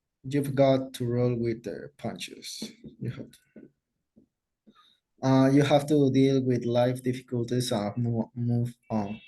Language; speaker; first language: English; non-native, learner; Spanish